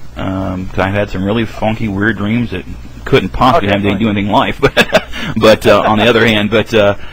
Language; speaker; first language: English; native; English